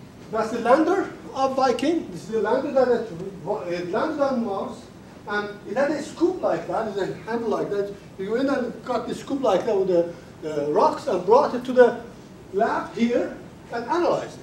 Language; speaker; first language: English; non-native, fluent; Azerbaijani